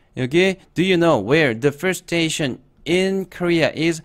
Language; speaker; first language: English; non-native, fluent; Korean